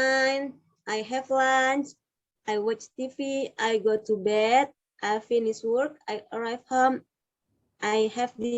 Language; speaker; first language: English; non-native, learner; Indonesian